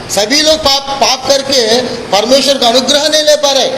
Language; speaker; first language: Hindi; non-native, local second language; Telugu